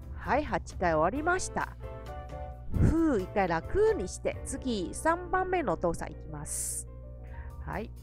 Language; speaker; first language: Japanese; non-native, fluent; Chinese